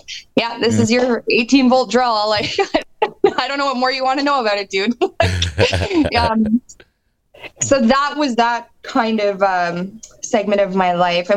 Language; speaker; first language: English; native; English